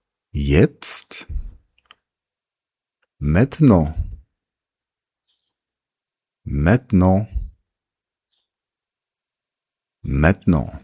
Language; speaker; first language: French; non-native, fluent; German